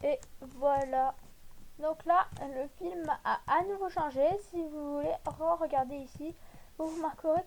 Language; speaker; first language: French; native; French